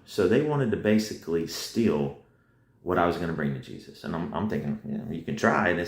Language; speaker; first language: English; native; English